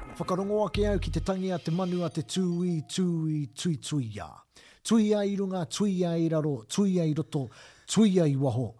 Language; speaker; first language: Māori; non-native, local second language; English